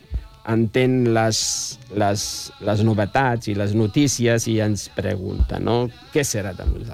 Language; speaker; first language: Catalan; non-native, fluent; Riffian